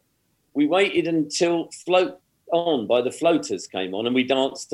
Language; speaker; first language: English; native; English